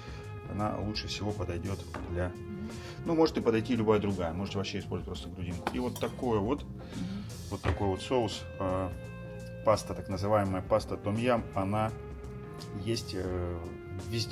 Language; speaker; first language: Russian; native; Russian